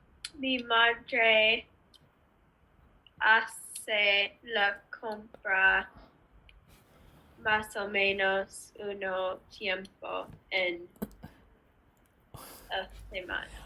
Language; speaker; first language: Spanish; non-native, learner; English